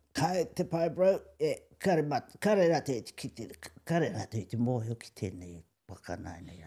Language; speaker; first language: Māori; native; Māori